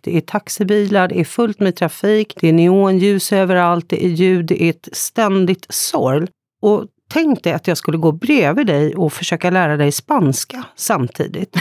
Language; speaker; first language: Swedish; native; Swedish